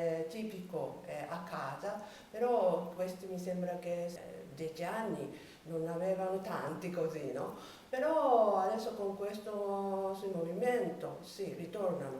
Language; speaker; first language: Italian; non-native, learner; Japanese